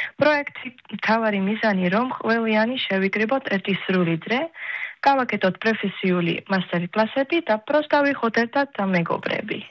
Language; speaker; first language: Georgian; early bilingual, heritage; Georgian